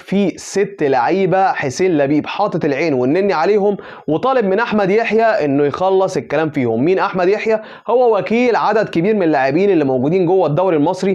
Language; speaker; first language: Arabic; native; Arabic